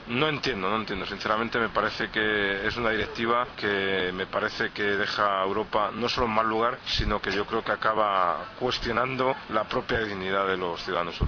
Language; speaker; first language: Spanish; native; Spanish